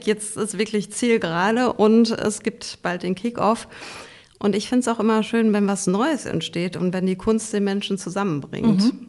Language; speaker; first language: German; native; German